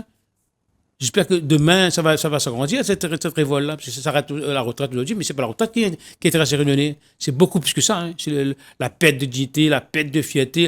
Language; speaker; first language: French; non-native, local second language; Réunion Creole French